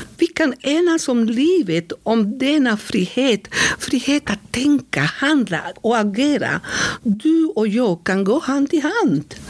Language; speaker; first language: Swedish; non-native, fluent; Spanish